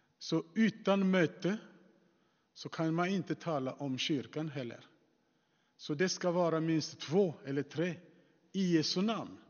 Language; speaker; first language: Swedish; non-native, fluent; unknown